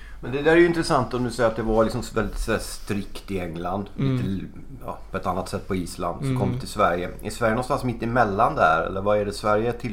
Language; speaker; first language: Swedish; native; Swedish